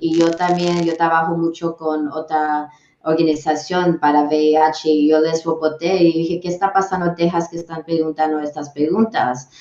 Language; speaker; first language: Spanish; early bilingual, heritage; English